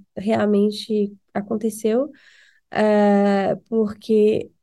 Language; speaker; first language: Portuguese; non-native, fluent; French